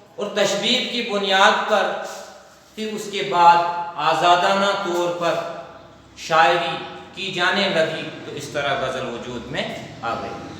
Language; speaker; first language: Urdu; non-native, local second language; Kashmiri